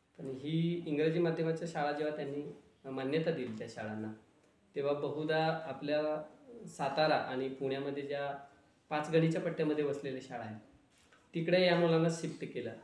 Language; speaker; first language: Marathi; non-native, local second language; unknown